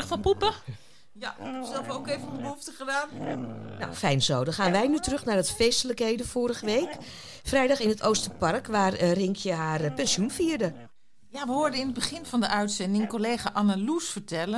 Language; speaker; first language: Dutch; native; Dutch